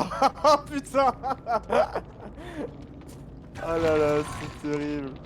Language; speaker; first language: French; native; French